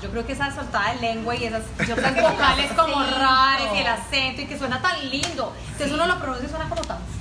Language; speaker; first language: Spanish; native; Spanish